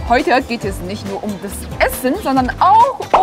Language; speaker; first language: German; non-native, learner; Chinese